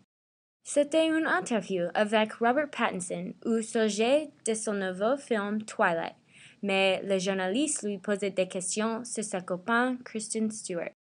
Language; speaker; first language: French; non-native, learner; English